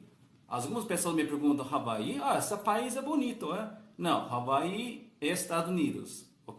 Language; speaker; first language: Portuguese; non-native, learner; English